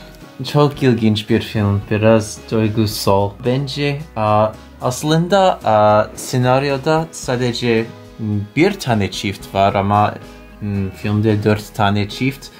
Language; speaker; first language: Turkish; non-native, learner; English